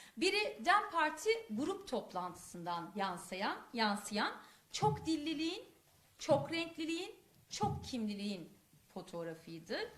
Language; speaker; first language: Turkish; non-native, local second language; Kurdish